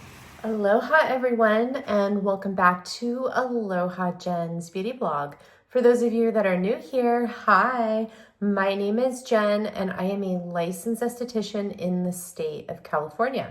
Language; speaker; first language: English; native; English